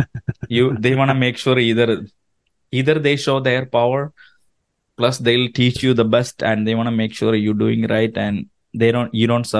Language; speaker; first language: English; non-native, local second language; Malayalam